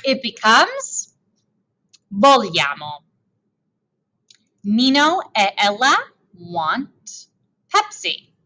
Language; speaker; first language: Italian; non-native, fluent; English